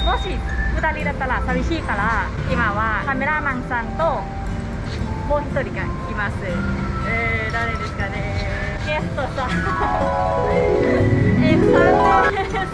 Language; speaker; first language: Japanese; non-native, learner; Thai